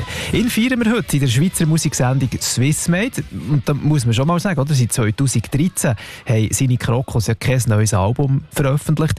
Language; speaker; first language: German; native; German